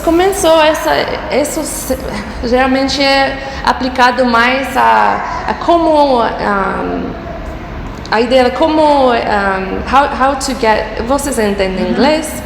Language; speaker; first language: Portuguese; non-native, fluent; English